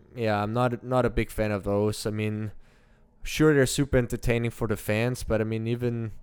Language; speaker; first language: English; early bilingual, other home language; German